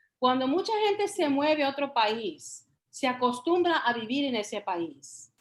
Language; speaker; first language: Spanish; early bilingual, heritage; Spanish